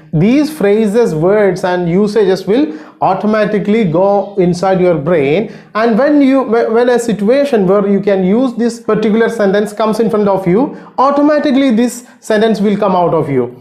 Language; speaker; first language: English; non-native, local second language; Malayalam